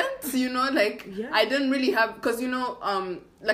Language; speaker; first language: English; non-native, local second language; Kinyarwanda